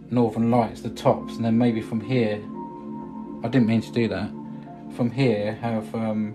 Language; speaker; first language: English; native; English